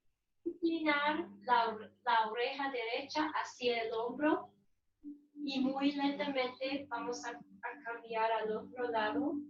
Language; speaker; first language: Spanish; non-native, learner; English